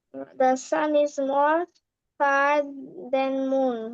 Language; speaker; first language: English; non-native, learner; Bangla